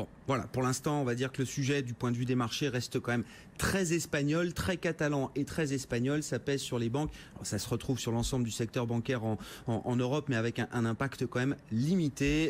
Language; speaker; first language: French; native; French